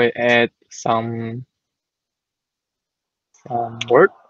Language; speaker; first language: Chinese; native; Chinese